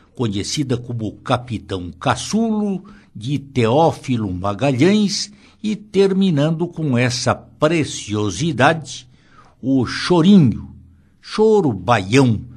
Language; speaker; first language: Portuguese; native; Portuguese